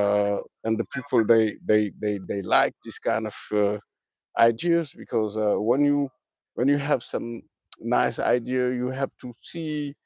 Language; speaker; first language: English; non-native, learner; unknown